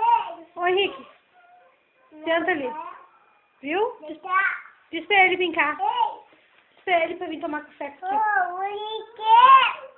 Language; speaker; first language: Portuguese; native; Portuguese